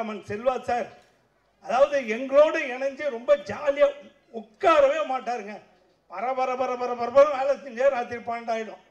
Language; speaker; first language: Tamil; native; Tamil